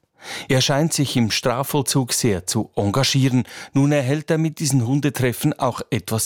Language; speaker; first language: German; native; German